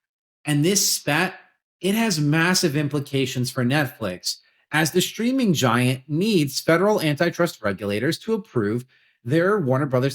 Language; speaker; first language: English; native; English